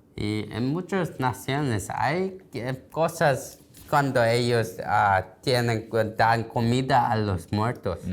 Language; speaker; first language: Spanish; non-native, learner; Korean